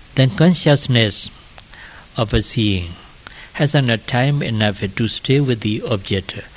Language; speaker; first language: English; non-native, fluent; Burmese